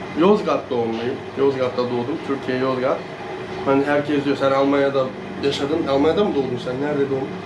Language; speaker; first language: Turkish; native; Turkish